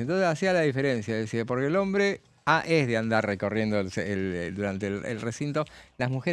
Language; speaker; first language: Spanish; native; Spanish